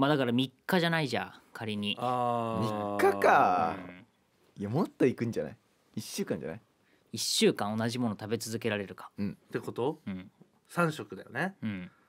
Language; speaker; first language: Japanese; native; Japanese